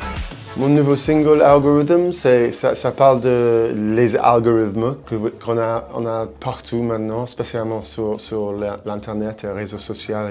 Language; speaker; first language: French; non-native, fluent; English